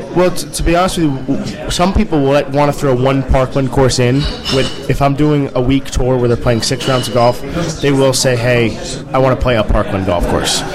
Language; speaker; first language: English; native; English